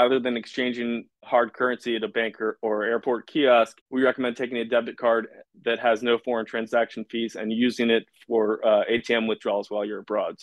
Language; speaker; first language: English; native; English